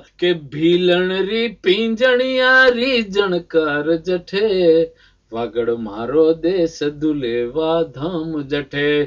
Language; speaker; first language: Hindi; non-native, local second language; Rajasthani